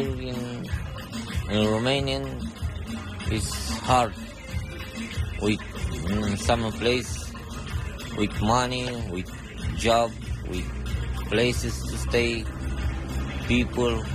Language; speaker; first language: English; non-native, learner; Romanian